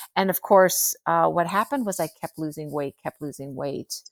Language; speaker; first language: English; native; English